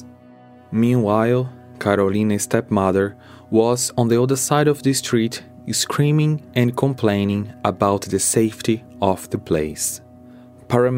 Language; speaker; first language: English; non-native, fluent; Portuguese